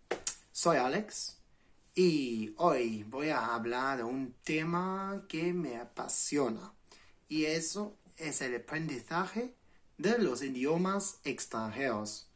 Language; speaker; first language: Spanish; non-native, fluent; English